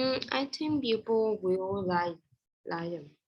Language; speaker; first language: English; non-native, learner; Vietnamese